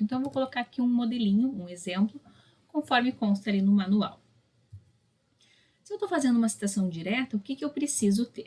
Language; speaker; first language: Portuguese; native; Portuguese